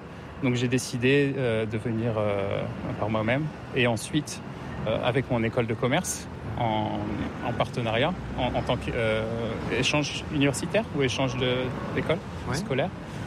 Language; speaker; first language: French; native; French